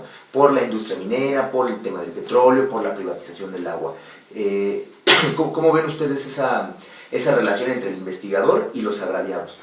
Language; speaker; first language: Spanish; native; Spanish